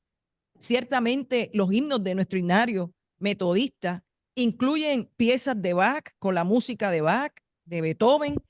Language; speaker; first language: Spanish; native; Spanish